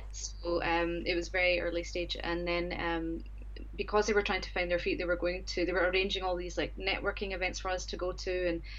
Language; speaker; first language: English; native; English